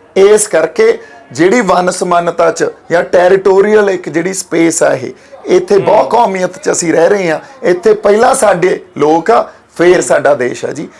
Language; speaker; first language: Punjabi; native; Punjabi